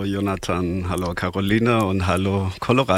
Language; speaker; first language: German; non-native, fluent; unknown